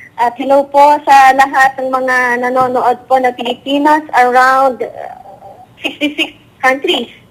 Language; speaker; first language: Filipino; native; Filipino